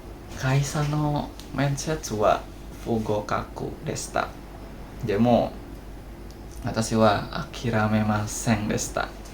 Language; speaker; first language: Japanese; non-native, learner; Indonesian